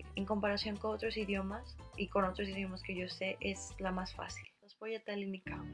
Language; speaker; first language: Spanish; early bilingual, heritage; Spanish